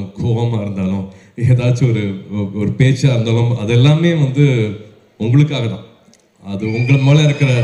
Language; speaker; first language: Tamil; native; Tamil